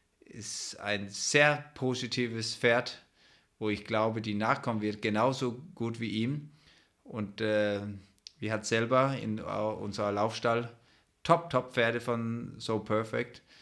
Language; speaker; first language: German; non-native, fluent; Danish